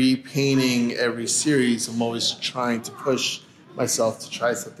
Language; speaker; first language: English; early bilingual, other home language; Spanish